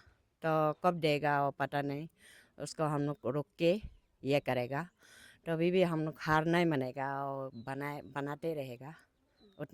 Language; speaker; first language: Hindi; non-native, local second language; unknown